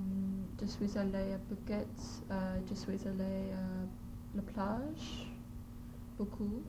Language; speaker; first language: French; non-native, learner; English